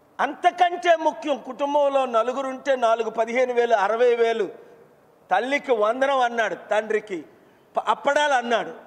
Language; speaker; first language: Telugu; native; Telugu